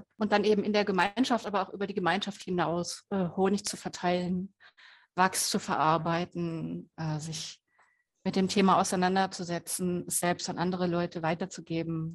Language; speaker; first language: German; native; German